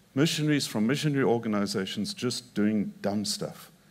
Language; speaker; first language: English; native; English